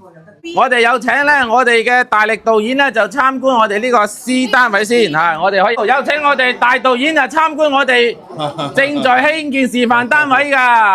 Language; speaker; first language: Cantonese; native; Cantonese